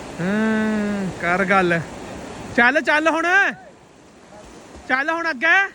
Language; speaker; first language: Punjabi; native; Punjabi